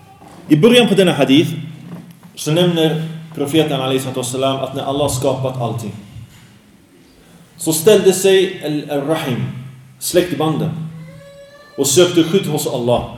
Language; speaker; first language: Swedish; early bilingual, other home language; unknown